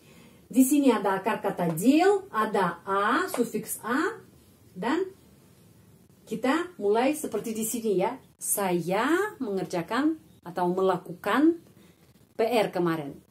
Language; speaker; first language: Indonesian; non-native, fluent; Russian